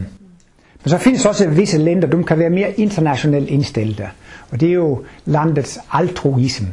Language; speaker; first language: Swedish; non-native, fluent; Danish